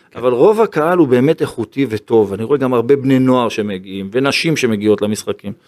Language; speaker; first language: Hebrew; native; Hebrew